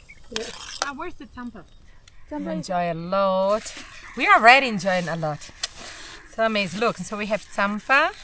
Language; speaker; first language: English; non-native, fluent; Tibetan